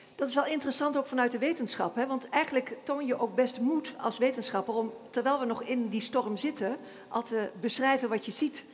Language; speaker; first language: Dutch; native; Dutch